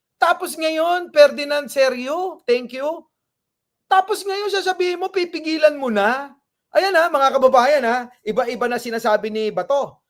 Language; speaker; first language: Filipino; non-native, local second language; Iloko